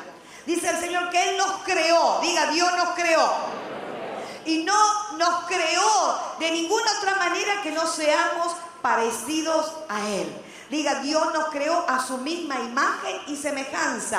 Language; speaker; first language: Spanish; native; Spanish